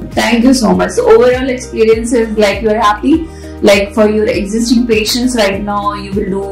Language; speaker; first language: English; non-native, fluent; Azerbaijani